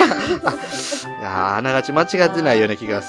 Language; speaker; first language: Japanese; native; Japanese